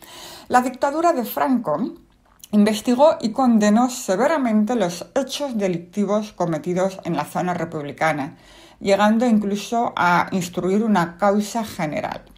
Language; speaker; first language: Spanish; native; Spanish